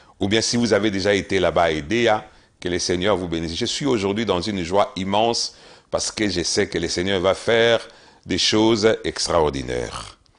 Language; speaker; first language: French; non-native, local second language; Lingala